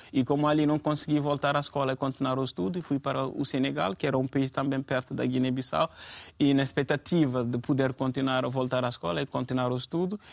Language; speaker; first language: Portuguese; non-native, fluent; Fula